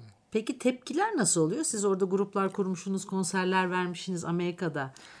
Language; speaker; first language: Turkish; native; Turkish